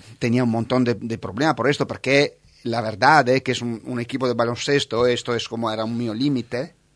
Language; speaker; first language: Spanish; non-native, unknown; Italian